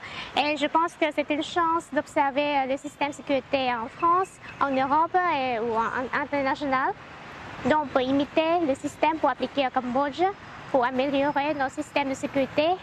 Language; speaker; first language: French; non-native, learner; Khmer